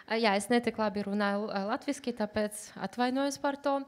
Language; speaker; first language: Latvian; non-native, learner; Uzbek